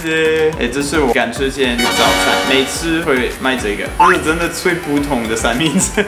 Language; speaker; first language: Chinese; non-native, fluent; French